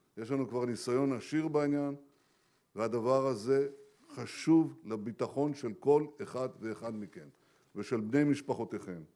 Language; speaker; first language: Hebrew; native; Hebrew